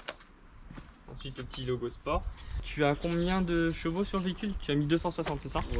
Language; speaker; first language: French; native; French